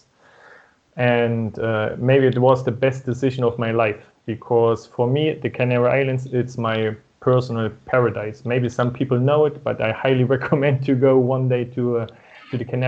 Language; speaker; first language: English; non-native, fluent; German